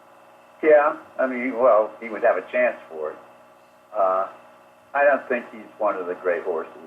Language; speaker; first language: English; native; English